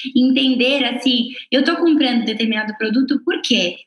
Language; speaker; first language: Portuguese; non-native, fluent; Italian